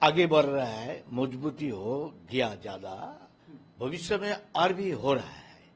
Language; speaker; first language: Hindi; non-native, local second language; Bangla